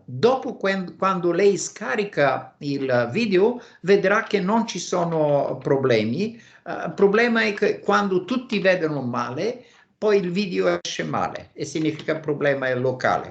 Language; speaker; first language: Italian; non-native, fluent; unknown